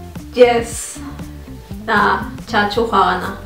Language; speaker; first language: Korean; non-native, learner; Spanish